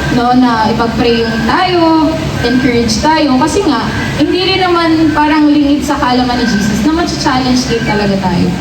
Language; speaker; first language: Filipino; native; Filipino